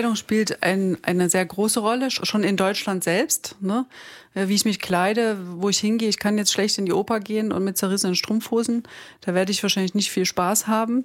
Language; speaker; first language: German; native; German